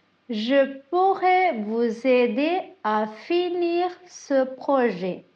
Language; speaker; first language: French; non-native, fluent; Tamil